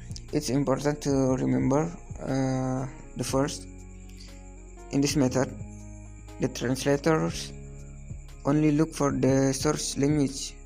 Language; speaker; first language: English; non-native, learner; Indonesian